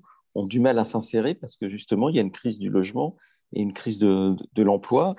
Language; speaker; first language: French; native; French